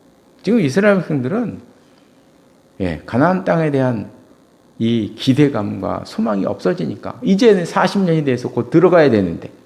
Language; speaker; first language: Korean; native; Korean